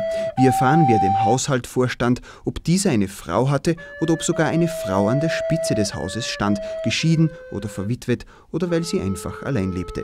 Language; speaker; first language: German; native; German